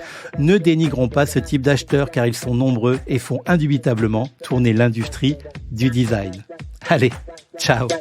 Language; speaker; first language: French; native; French